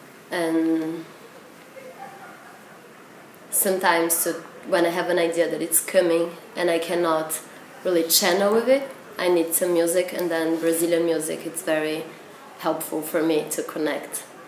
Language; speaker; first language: English; non-native, fluent; Portuguese